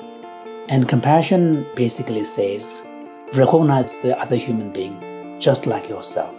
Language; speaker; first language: English; non-native, local second language; Tibetan